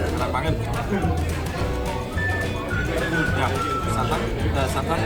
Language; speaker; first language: Indonesian; non-native, learner; German